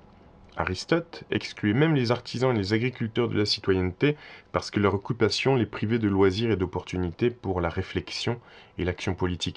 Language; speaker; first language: French; native; French